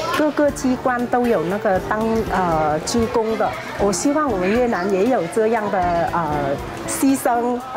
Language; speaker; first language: Chinese; non-native, fluent; Vietnamese